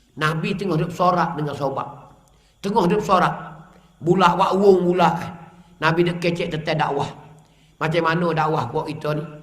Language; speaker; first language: Malay; native; Malay